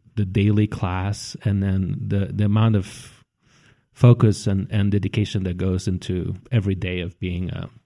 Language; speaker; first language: English; early bilingual, other home language; Russian